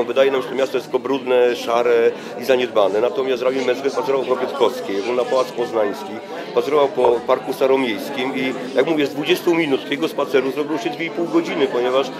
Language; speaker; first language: Polish; native; Polish